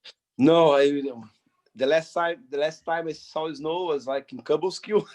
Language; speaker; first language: English; non-native, fluent; Portuguese